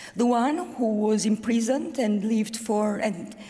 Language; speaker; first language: English; non-native, fluent; Albanian